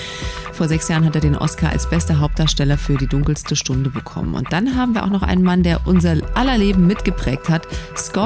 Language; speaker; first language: German; native; German